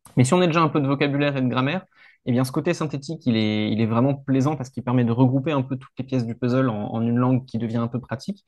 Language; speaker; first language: French; native; French